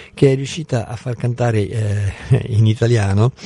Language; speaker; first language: Italian; non-native, fluent; Portuguese